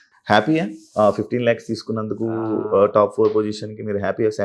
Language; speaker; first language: Telugu; native; Telugu